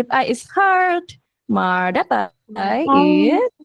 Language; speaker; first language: Dutch; non-native, fluent; Indonesian